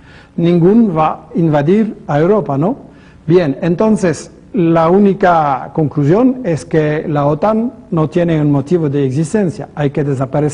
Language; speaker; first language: Spanish; non-native, fluent; French